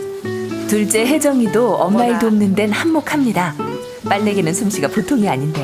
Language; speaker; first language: Korean; native; Korean